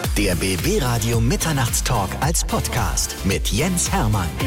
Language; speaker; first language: German; native; German